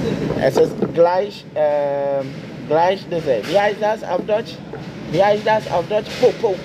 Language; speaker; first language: German; non-native, learner; Akan